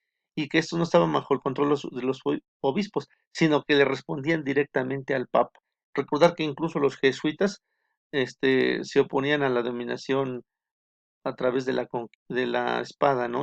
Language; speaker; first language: Spanish; native; Spanish